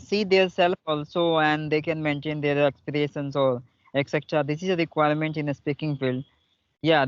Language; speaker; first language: English; non-native, local second language; Hindi